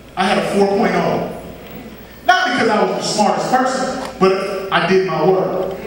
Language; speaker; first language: English; native; English